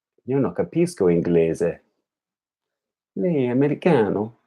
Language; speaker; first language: Italian; non-native, learner; English